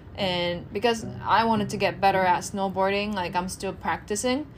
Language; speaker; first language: English; non-native, fluent; Japanese